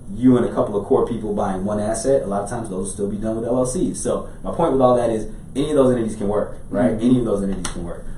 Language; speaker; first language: English; native; English